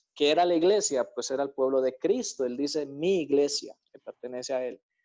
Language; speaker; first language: Spanish; native; Spanish